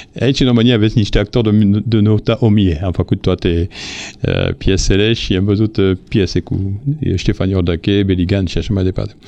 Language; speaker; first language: Romanian; non-native, fluent; French